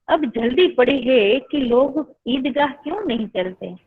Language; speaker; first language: Hindi; non-native, local second language; Gujarati